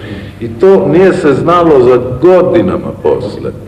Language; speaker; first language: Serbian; early bilingual, heritage; Serbian